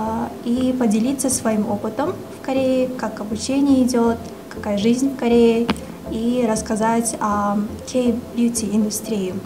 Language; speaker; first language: Russian; non-native, local second language; Kazakh